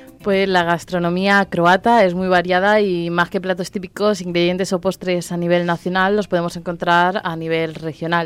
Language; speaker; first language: Spanish; native; Spanish